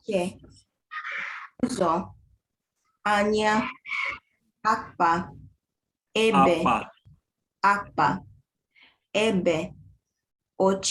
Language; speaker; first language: Igbo; non-native, learner; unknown